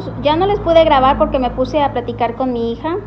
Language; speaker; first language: Spanish; native; Spanish